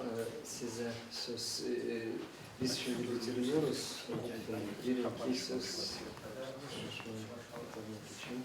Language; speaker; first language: Turkish; non-native, fluent; Chuvash